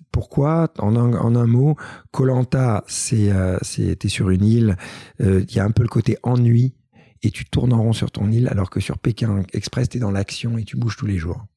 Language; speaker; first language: French; early bilingual, other home language; Greek